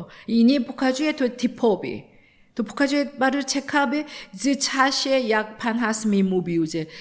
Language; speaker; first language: Polish; non-native, learner; Korean